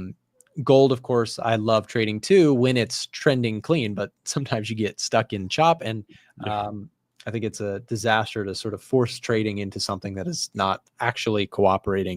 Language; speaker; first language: English; native; English